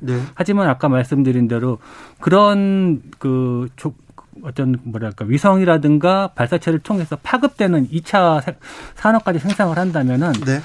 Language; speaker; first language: Korean; native; Korean